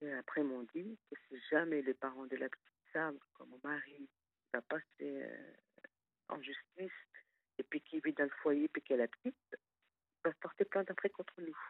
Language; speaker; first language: French; non-native, fluent; Arabic